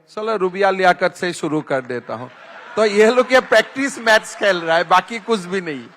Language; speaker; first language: Hindi; non-native, local second language; Assamese